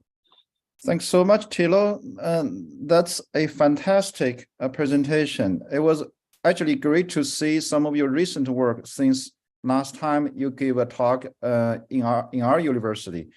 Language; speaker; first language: English; non-native, fluent; Chinese